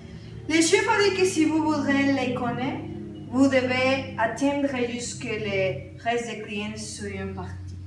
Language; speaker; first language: French; non-native, learner; Spanish